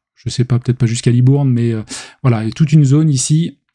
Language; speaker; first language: French; native; French